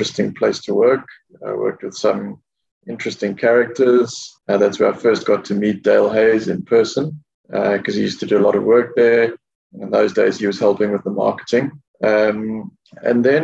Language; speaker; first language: English; native; English